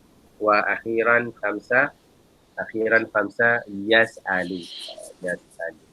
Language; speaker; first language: Arabic; non-native, fluent; Malay